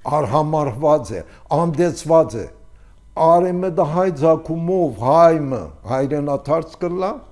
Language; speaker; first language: Armenian; early bilingual, heritage; Armenian